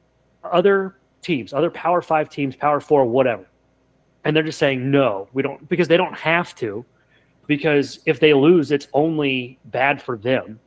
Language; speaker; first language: English; native; English